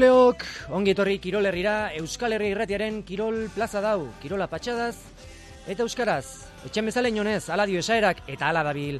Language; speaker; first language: Basque; native; Basque